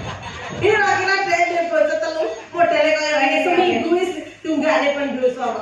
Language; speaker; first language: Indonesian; non-native, local second language; Javanese